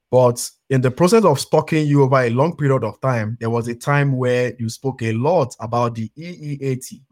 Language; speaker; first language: English; non-native, local second language; Yoruba